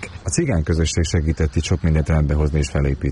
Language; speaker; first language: Hungarian; native; Hungarian